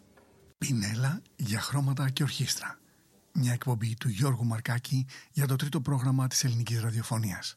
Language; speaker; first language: Greek; native; Greek